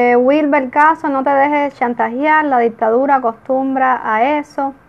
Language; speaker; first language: Spanish; native; Spanish